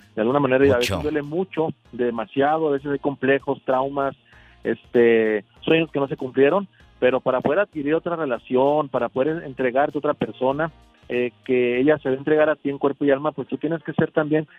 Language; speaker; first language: Spanish; native; Spanish